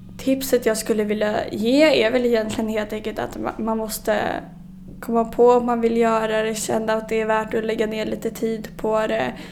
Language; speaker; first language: Swedish; native; Swedish